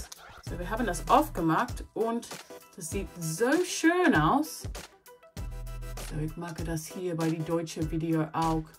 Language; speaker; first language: German; non-native, learner; English